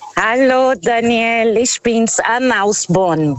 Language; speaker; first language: German; non-native, fluent; Portuguese